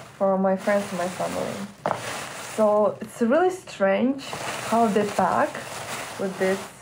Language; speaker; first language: English; non-native, learner; Ukrainian